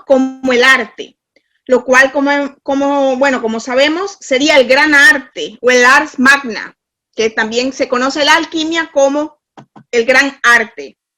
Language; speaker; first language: Spanish; native; Spanish